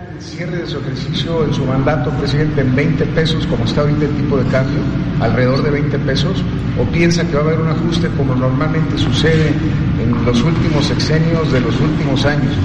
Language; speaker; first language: Spanish; native; Spanish